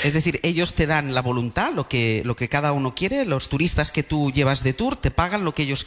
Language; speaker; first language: Spanish; native; Spanish